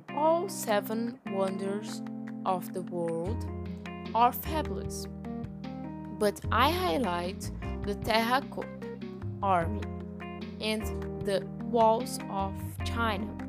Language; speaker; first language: English; non-native, fluent; Portuguese